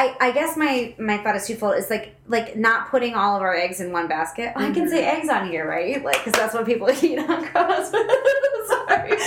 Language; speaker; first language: English; native; English